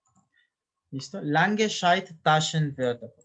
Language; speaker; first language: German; non-native, learner; Spanish